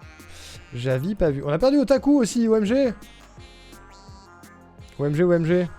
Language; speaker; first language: French; native; French